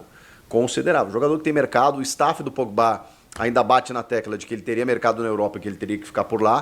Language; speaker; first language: Portuguese; native; Portuguese